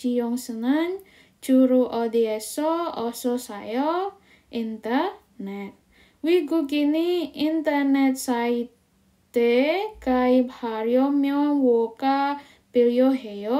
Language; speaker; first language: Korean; non-native, learner; Indonesian